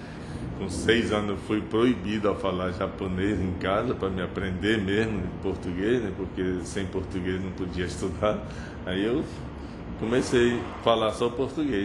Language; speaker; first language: Portuguese; early bilingual, other home language; Japanese